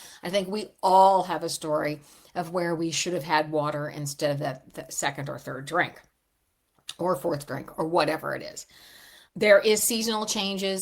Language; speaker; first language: English; native; English